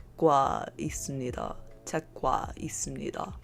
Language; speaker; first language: Korean; non-native, learner; English